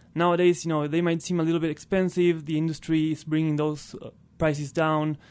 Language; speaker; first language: English; non-native, fluent; Spanish